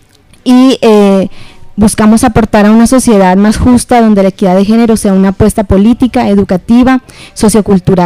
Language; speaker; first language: Spanish; native; Spanish